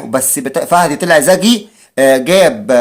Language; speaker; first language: Arabic; native; Arabic